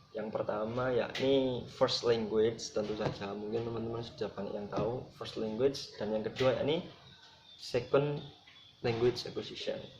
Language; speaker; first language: Indonesian; non-native, local second language; Javanese